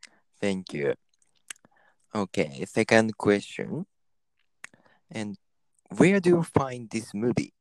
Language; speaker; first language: English; non-native, learner; Japanese